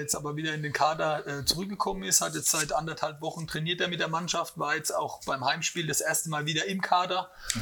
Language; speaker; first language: German; native; German